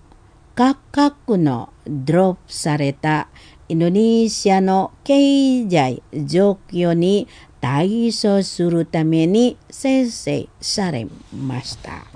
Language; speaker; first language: Japanese; non-native, fluent; Indonesian